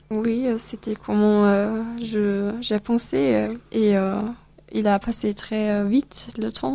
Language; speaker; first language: French; non-native, learner; German